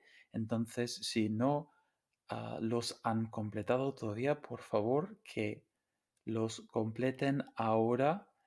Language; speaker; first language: Spanish; non-native, fluent; English